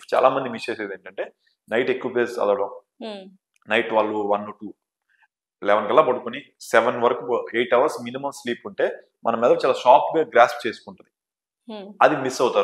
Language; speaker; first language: Telugu; native; Telugu